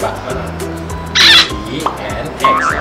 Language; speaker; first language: Indonesian; native; Indonesian